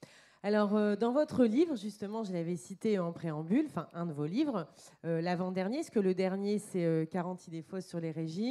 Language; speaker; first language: French; native; French